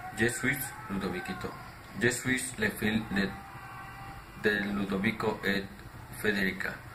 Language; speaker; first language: French; non-native, learner; Spanish